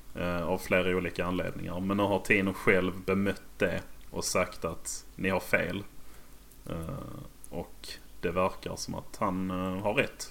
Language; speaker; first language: Swedish; native; Swedish